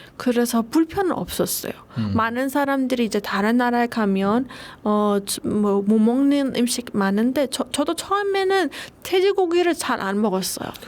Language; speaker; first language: Korean; non-native, fluent; Persian